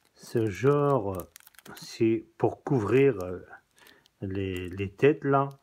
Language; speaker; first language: French; non-native, local second language; Kabyle